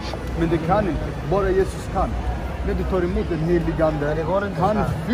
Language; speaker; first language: Swedish; non-native, fluent; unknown